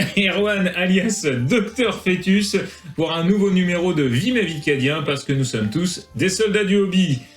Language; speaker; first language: French; native; French